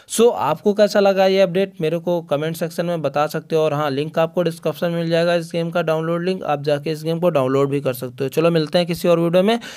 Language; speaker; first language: Hindi; native; Hindi